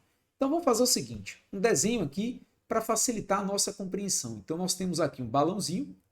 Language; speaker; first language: Portuguese; native; Portuguese